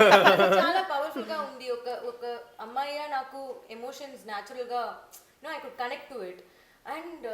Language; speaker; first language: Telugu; non-native, learner; Tamil